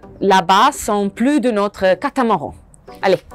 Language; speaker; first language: French; non-native, learner; Croatian